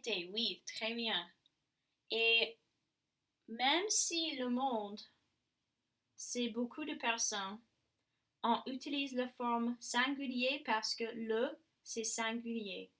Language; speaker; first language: French; non-native, learner; English